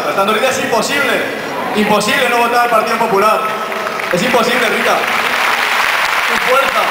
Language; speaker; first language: Spanish; native; Spanish